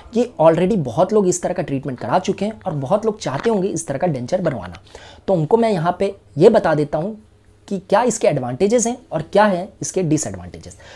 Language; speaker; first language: Hindi; native; Hindi